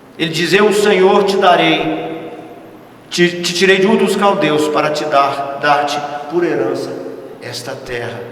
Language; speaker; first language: Portuguese; native; Portuguese